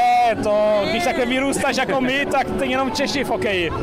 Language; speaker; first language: Czech; early bilingual, heritage; Czech